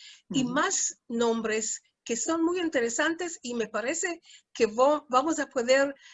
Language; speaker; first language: Spanish; non-native, fluent; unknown